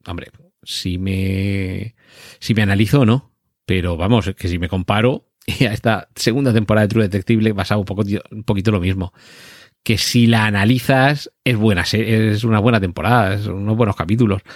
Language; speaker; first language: Spanish; native; Spanish